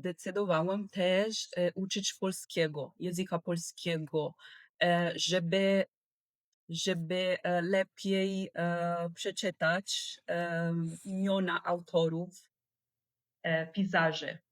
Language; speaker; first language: Polish; non-native, learner; Italian